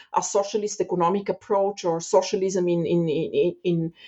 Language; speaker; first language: English; non-native, fluent; Bulgarian